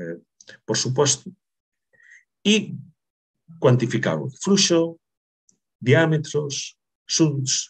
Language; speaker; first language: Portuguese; non-native, learner; Spanish